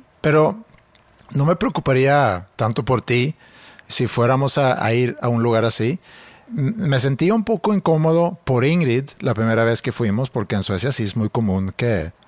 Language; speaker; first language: Spanish; non-native, fluent; Swedish